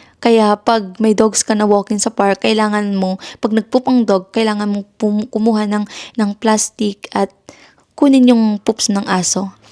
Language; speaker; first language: Filipino; non-native, local second language; Hiligaynon